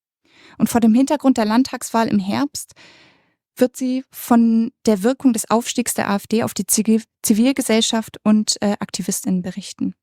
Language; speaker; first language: German; native; German